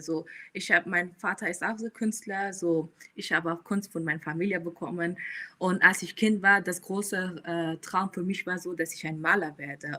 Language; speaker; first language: German; non-native, fluent; Persian